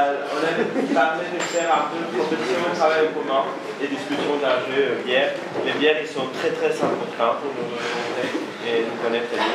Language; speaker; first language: French; non-native, fluent; Spanish